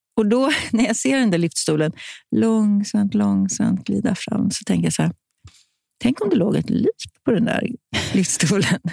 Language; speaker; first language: Swedish; native; Swedish